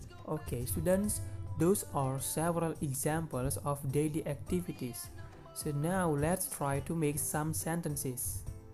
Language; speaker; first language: English; non-native, fluent; Indonesian